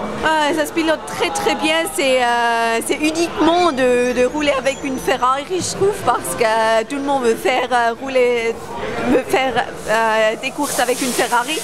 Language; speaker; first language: French; non-native, local second language; German